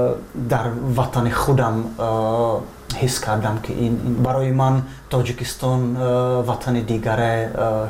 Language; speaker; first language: Persian; non-native, fluent; Czech